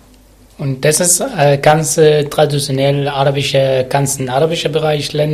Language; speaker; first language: German; non-native, learner; Arabic